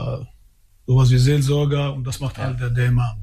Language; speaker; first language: German; early bilingual, other home language; Albanian